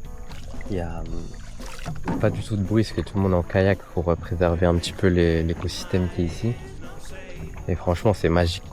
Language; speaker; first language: French; native; French